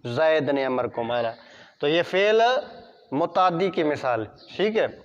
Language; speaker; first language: Urdu; non-native, local second language; Sindhi